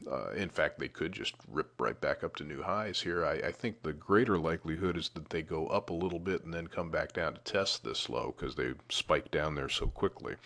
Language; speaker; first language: English; native; English